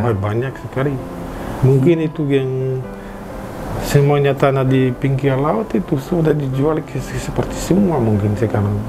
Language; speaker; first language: Indonesian; non-native, learner; French